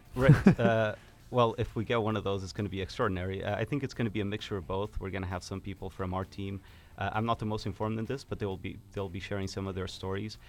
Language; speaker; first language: English; non-native, fluent; Portuguese